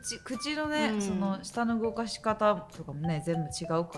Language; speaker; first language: Japanese; native; Japanese